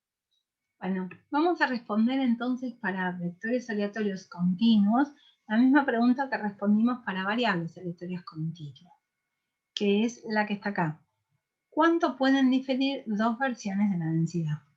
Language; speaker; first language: Spanish; native; Spanish